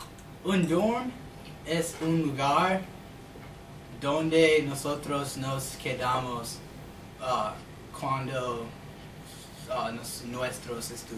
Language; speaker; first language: Spanish; non-native, learner; English